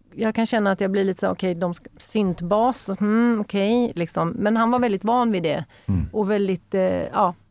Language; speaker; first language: Norwegian; non-native, fluent; Swedish